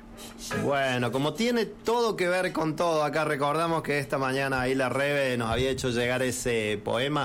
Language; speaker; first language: Spanish; native; Spanish